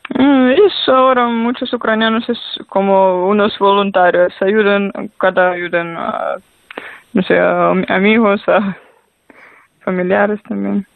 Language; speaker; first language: Spanish; non-native, learner; Ukrainian